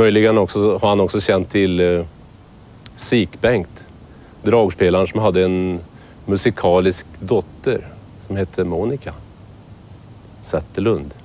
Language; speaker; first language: Swedish; native; Swedish